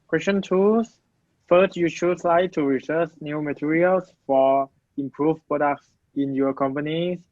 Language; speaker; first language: English; non-native, learner; Thai